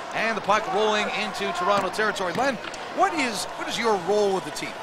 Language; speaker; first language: English; native; English